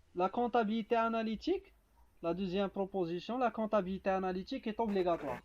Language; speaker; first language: French; non-native, local second language; Arabic